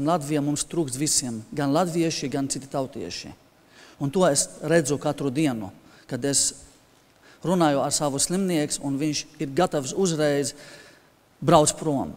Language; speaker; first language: Latvian; non-native, fluent; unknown